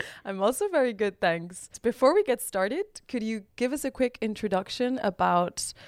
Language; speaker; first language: English; non-native, fluent; Spanish